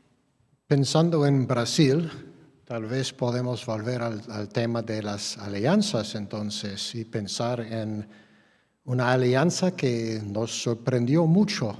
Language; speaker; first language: Spanish; non-native, fluent; English